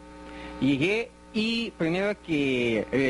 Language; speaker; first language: Spanish; non-native, fluent; Russian